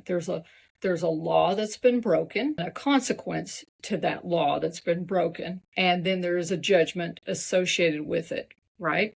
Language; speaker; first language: English; native; English